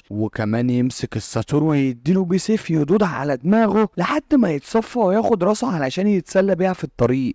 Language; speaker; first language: Arabic; native; Arabic